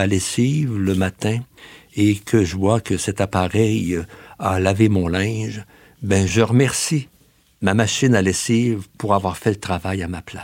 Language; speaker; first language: French; native; French